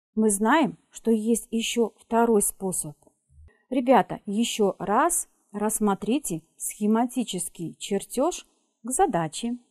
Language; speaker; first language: Russian; native; Russian